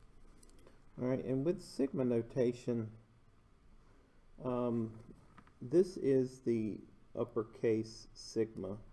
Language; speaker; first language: English; native; English